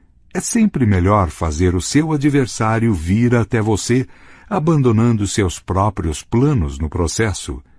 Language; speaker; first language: Portuguese; native; Portuguese